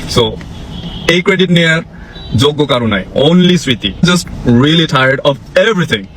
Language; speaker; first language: Bangla; non-native, fluent; English